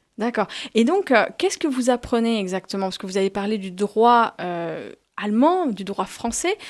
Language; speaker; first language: French; native; French